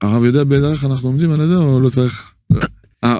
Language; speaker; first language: Hebrew; non-native, fluent; French